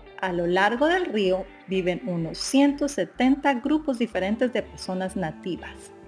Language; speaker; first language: Spanish; native; Spanish